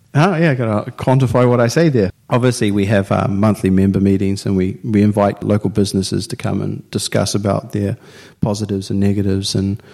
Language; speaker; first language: English; native; English